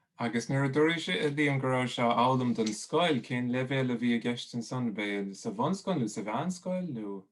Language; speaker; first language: Irish; native; Irish